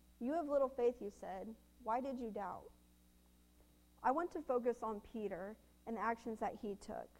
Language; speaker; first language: English; native; English